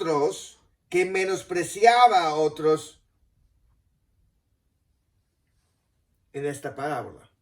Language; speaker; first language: Spanish; non-native, fluent; English